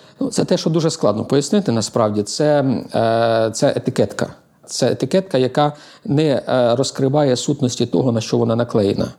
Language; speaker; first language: Ukrainian; native; Ukrainian